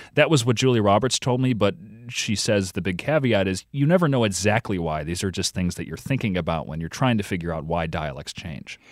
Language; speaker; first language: English; native; English